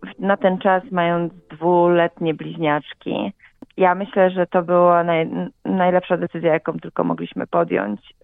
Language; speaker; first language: Polish; native; Polish